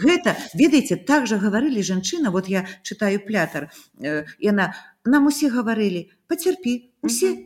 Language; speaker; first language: Belarusian; native; Belarusian